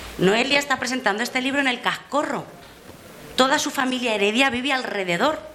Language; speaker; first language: Spanish; native; Spanish